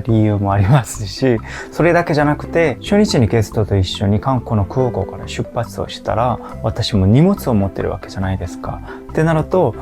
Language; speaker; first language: Japanese; non-native, fluent; Korean